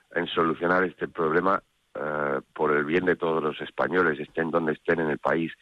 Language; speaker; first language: Spanish; non-native, fluent; English